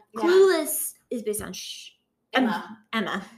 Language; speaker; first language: English; native; English